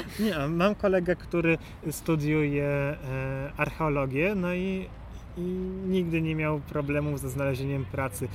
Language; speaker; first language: Polish; native; Polish